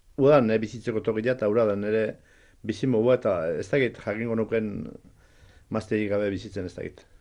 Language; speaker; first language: Basque; native; Basque